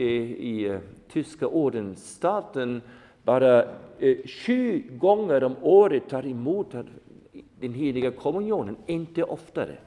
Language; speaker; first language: Swedish; non-native, fluent; German